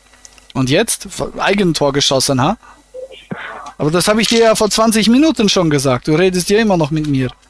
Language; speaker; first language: German; native; German